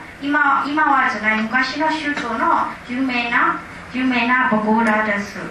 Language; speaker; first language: Japanese; non-native, learner; Burmese